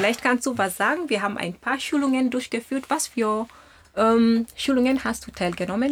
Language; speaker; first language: German; non-native, fluent; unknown